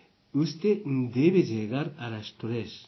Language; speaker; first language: Spanish; non-native, fluent; Japanese